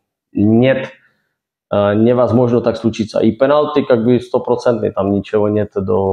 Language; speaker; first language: Russian; non-native, fluent; Czech